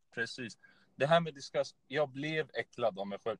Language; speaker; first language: Swedish; native; Swedish